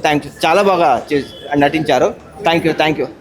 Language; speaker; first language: Telugu; native; Telugu